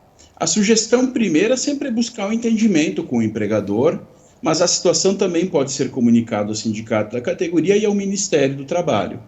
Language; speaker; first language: Portuguese; native; Portuguese